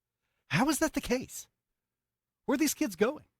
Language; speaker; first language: English; native; English